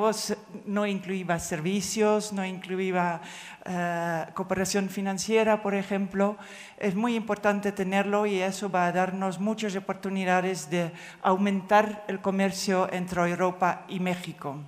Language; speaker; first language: Spanish; non-native, fluent; Dutch